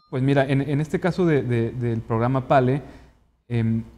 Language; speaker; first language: Spanish; native; Spanish